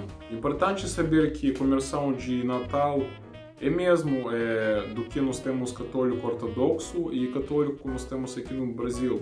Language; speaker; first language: Portuguese; non-native, learner; Russian